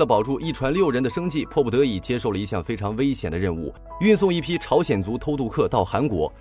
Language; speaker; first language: Chinese; native; Chinese